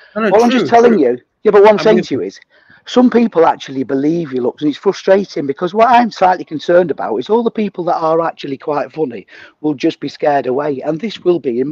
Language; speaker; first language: English; native; English